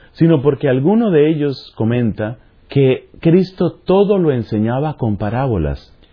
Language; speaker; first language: Spanish; native; Spanish